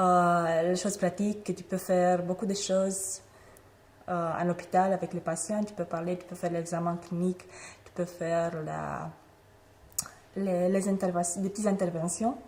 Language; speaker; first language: French; non-native, fluent; Romanian